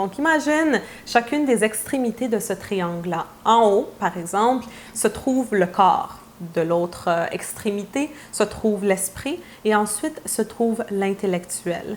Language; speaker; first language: French; native; French